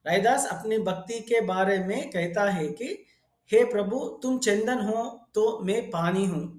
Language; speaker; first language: Hindi; non-native, local second language; Telugu